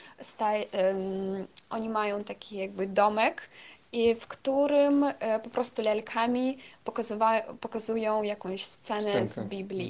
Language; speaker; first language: Polish; non-native, fluent; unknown